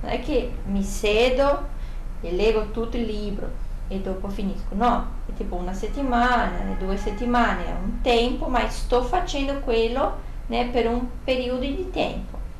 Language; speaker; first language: Italian; non-native, fluent; Portuguese